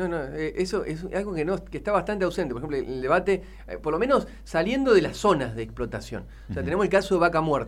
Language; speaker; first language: Spanish; native; Spanish